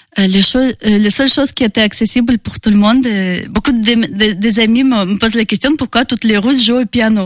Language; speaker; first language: French; non-native, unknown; Russian